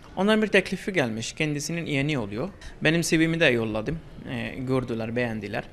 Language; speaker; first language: Turkish; non-native, fluent; Bangla